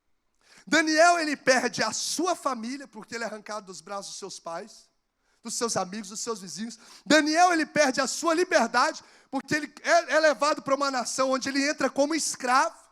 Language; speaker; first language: Portuguese; native; Portuguese